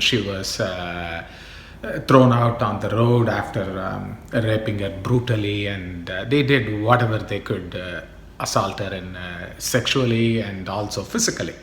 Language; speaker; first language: English; non-native, local second language; Tamil